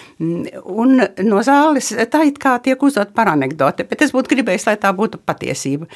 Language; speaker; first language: Latvian; native; Latvian